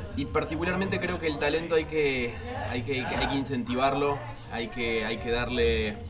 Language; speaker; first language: Spanish; native; Spanish